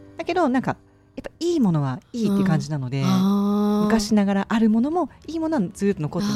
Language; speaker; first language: Japanese; native; Japanese